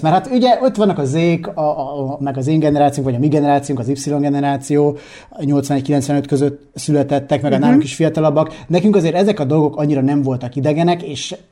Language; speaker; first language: Hungarian; native; Hungarian